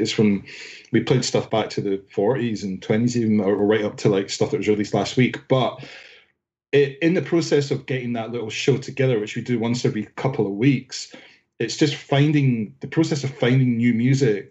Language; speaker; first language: English; native; English